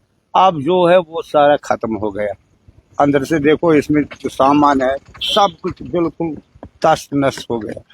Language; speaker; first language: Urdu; non-native, local second language; Kashmiri